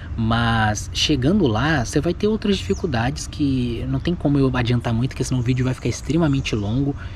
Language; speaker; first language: Portuguese; native; Portuguese